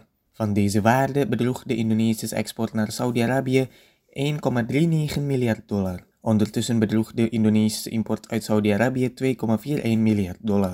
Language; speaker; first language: Dutch; non-native, fluent; Indonesian